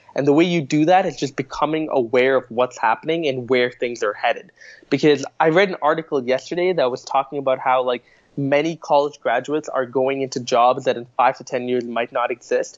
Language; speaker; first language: English; native; English